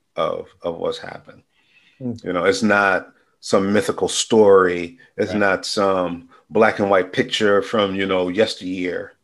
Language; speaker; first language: English; native; English